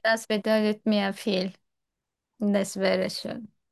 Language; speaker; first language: German; non-native, fluent; Turkish